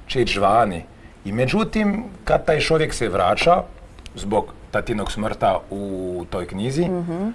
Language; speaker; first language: Croatian; non-native, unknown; French